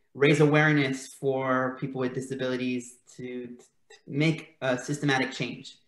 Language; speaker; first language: English; native; English